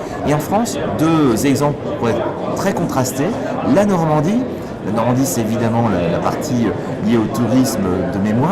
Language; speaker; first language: French; native; French